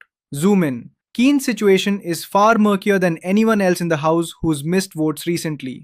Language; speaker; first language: English; native; English